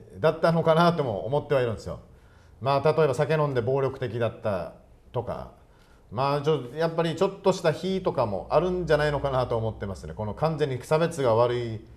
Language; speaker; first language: Japanese; native; Japanese